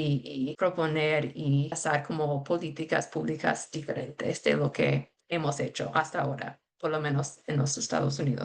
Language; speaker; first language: Spanish; non-native, fluent; English